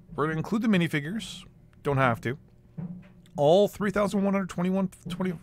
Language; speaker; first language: English; native; English